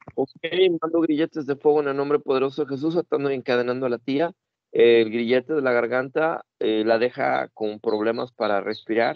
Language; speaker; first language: Spanish; native; Spanish